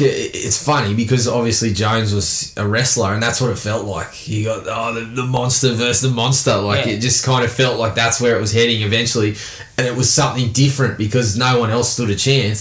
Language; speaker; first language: English; native; English